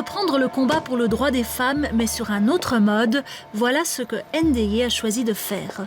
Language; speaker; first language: French; native; French